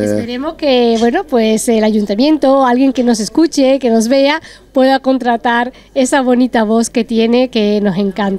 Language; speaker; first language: Spanish; native; Spanish